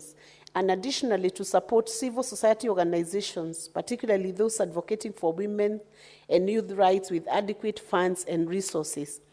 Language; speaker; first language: English; non-native, local second language; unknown